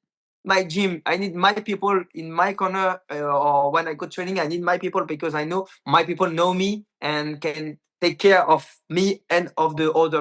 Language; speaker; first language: English; non-native, learner; French